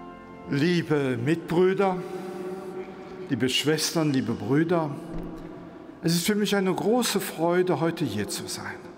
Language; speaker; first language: German; non-native, local second language; Luxembourgish